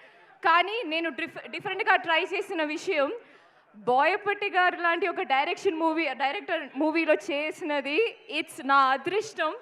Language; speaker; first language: Telugu; non-native, fluent; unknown